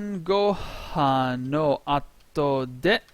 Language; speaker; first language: Japanese; non-native, fluent; English